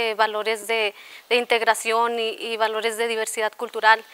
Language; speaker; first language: Spanish; native; Spanish